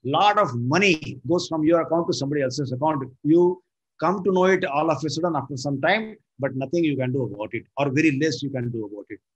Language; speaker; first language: English; non-native, local second language; Marathi